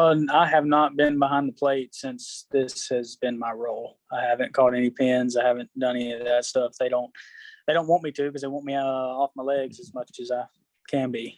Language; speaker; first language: English; native; English